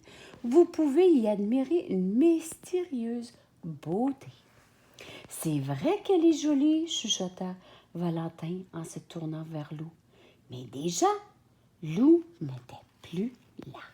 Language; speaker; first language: French; native; French